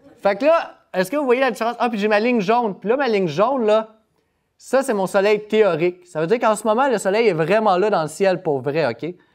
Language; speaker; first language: French; native; French